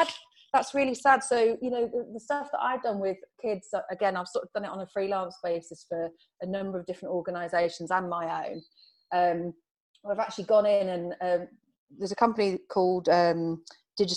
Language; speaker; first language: English; native; English